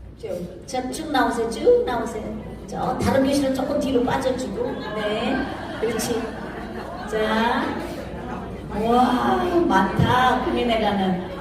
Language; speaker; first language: Korean; native; Korean